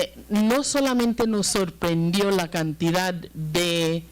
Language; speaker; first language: Spanish; non-native, fluent; English